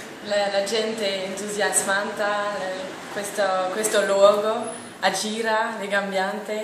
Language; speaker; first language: Italian; non-native, learner; French